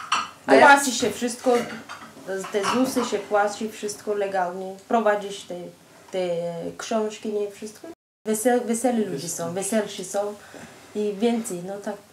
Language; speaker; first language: Polish; non-native, learner; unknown